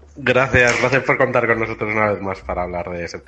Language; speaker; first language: Spanish; native; Spanish